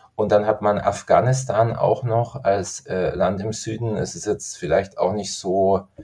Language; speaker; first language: German; native; German